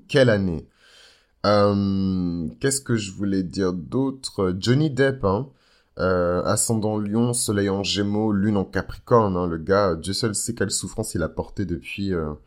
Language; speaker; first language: French; native; French